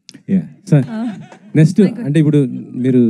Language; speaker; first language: Telugu; native; Telugu